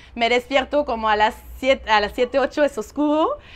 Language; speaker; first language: Spanish; non-native, fluent; French